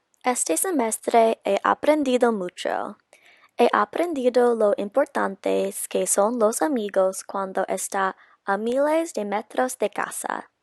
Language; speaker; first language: Spanish; non-native, learner; English